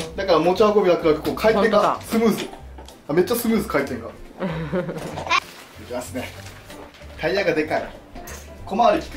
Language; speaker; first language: Japanese; native; Japanese